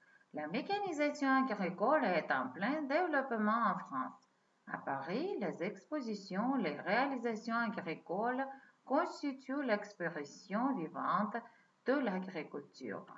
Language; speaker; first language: French; non-native, fluent; Uzbek